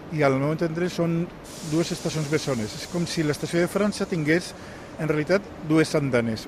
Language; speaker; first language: Catalan; non-native, local second language; Spanish